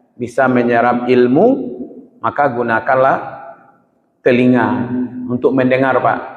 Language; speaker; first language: Malay; non-native, local second language; Minangkabau